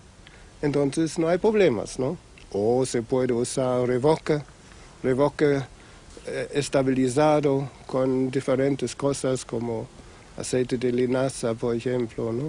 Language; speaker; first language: Spanish; non-native, fluent; German